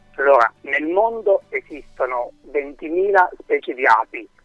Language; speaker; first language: Italian; native; Italian